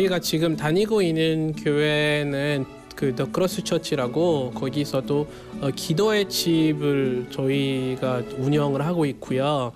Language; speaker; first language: Korean; non-native, fluent; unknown